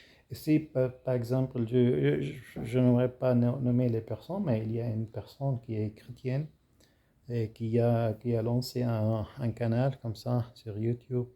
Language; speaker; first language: French; non-native, fluent; Arabic